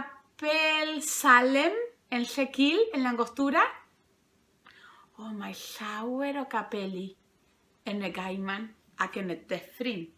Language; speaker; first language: Welsh; non-native, fluent; Spanish